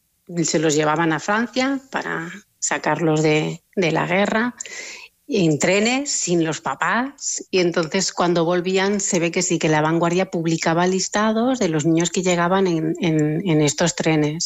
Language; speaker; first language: Spanish; native; Spanish